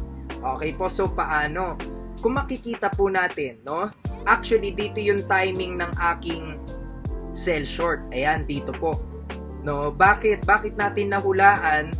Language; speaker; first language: Filipino; native; Filipino